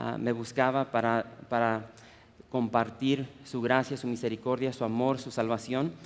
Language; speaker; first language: Spanish; early bilingual, heritage; Spanish